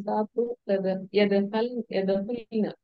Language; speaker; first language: Arabic; non-native, learner; Malayalam